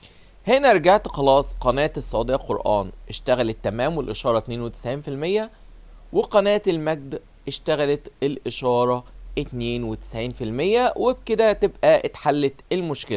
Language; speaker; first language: Arabic; native; Arabic